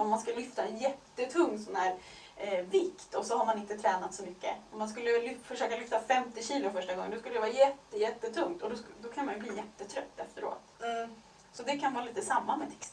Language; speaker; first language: Swedish; native; Swedish